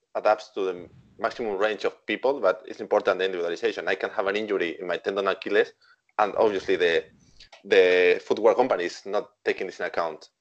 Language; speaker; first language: English; non-native, fluent; Spanish